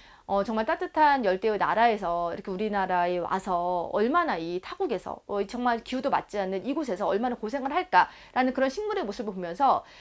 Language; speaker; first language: Korean; native; Korean